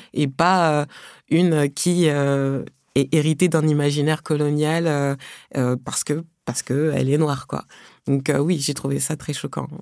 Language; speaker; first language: French; early bilingual, other home language; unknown